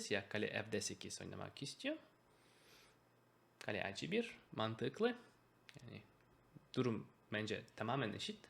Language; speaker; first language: Turkish; non-native, fluent; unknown